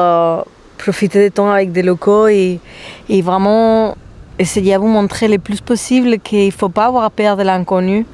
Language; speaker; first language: French; non-native, fluent; Spanish